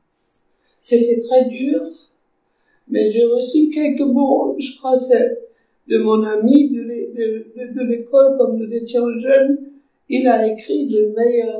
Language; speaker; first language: French; non-native, fluent; German